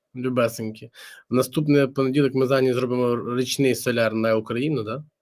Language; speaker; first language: Ukrainian; native; Ukrainian